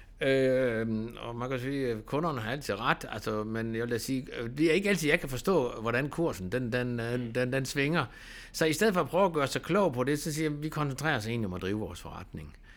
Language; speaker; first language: Danish; native; Danish